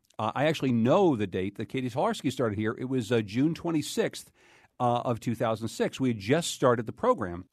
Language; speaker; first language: English; native; English